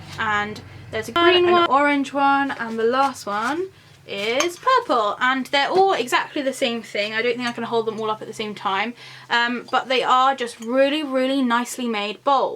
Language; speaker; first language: English; native; English